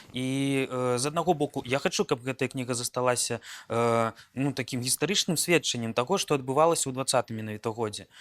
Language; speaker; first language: Belarusian; native; Belarusian